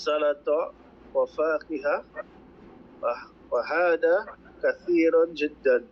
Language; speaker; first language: Arabic; non-native, learner; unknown